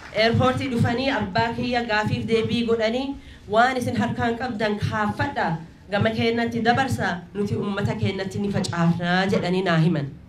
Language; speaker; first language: Oromo; early bilingual, heritage; Oromo